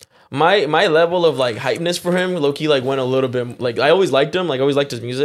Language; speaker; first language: English; early bilingual, other home language; Spanish